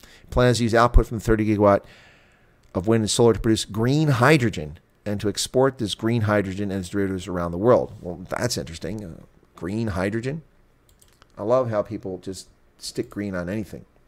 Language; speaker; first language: English; native; English